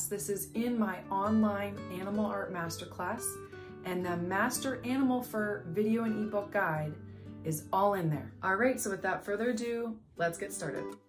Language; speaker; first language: English; native; English